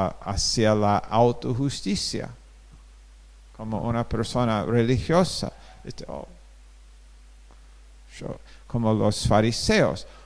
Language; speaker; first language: Spanish; non-native, fluent; English